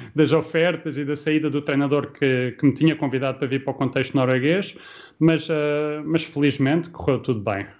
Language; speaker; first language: Portuguese; early bilingual, heritage; Portuguese